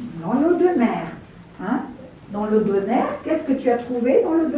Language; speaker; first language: French; non-native, local second language; Arabic